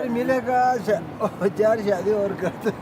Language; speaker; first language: Hindi; non-native, local second language; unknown